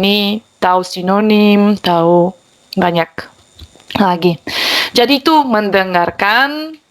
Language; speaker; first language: Indonesian; non-native, fluent; Bulgarian